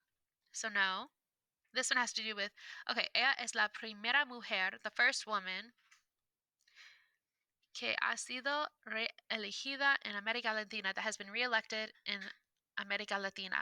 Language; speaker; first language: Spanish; non-native, fluent; English